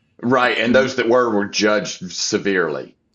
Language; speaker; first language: English; native; English